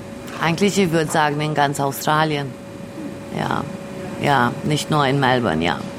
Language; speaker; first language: German; early bilingual, other home language; Albanian